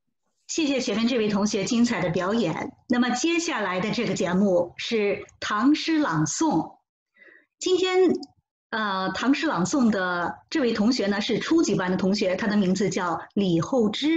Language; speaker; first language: Chinese; native; Chinese